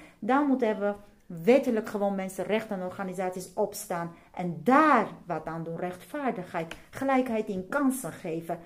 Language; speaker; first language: Dutch; non-native, fluent; Armenian